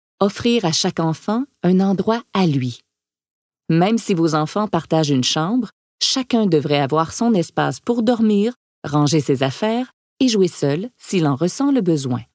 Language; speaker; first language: French; native; French